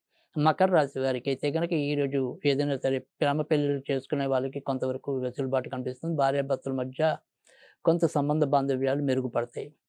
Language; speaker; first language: Telugu; native; Telugu